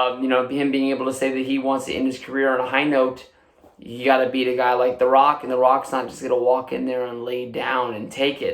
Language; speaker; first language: English; native; English